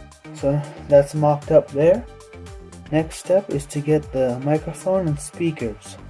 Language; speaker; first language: English; native; English